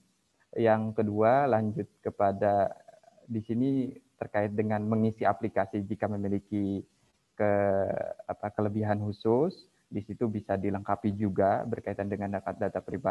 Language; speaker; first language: Indonesian; native; Indonesian